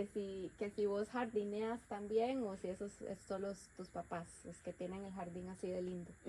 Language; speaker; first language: Spanish; native; Spanish